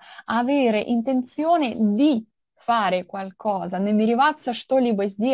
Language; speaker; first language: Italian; non-native, fluent; Russian